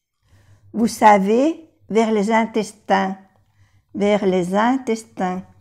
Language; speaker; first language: French; non-native, fluent; Spanish